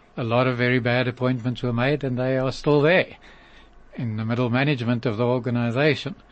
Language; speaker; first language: English; native; English